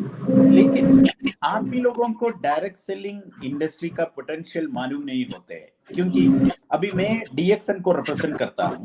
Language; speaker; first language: Hindi; non-native, fluent; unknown